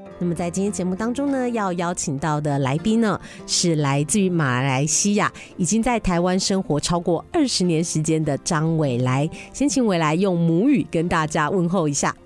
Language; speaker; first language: Chinese; native; Chinese